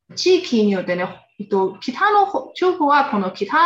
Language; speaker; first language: Japanese; non-native, fluent; Chinese